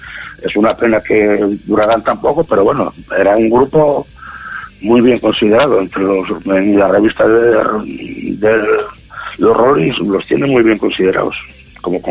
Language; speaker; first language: Spanish; native; Spanish